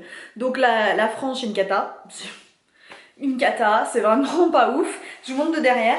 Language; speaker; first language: French; native; French